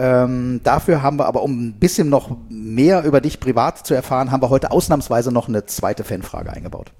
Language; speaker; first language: German; native; German